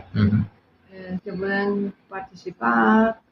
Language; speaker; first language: Catalan; non-native, local second language; Spanish